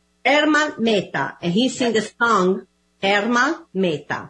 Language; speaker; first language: English; non-native, fluent; Italian